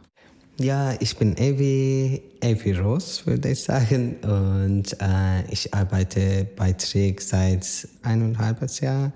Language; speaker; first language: German; non-native, learner; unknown